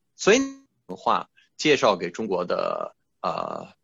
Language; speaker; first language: Chinese; non-native, fluent; French